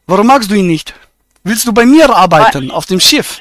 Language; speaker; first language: German; native; German